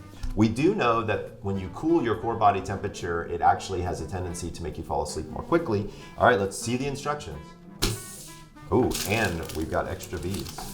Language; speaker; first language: English; native; English